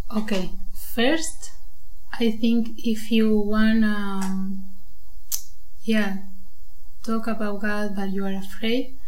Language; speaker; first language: English; non-native, learner; Spanish